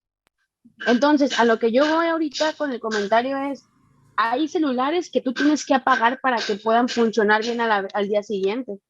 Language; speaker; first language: Spanish; native; Spanish